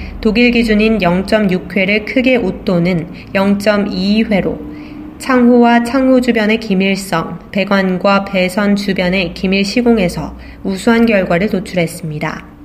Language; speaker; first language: Korean; native; Korean